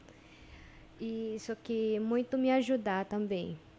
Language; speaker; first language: Portuguese; non-native, local second language; Ticuna